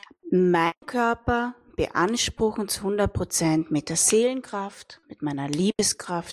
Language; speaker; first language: German; native; German